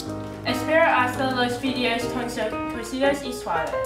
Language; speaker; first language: Spanish; non-native, learner; English